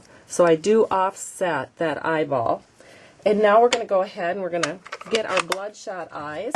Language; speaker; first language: English; native; English